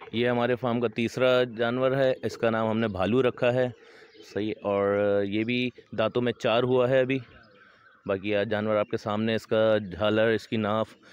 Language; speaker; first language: Urdu; native; Urdu